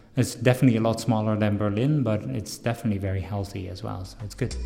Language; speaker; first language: English; non-native, fluent; Dutch